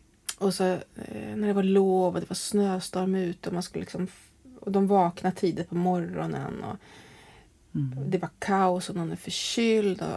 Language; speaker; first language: Swedish; native; Swedish